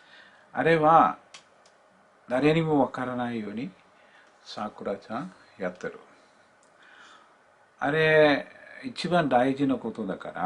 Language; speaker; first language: Japanese; non-native, learner; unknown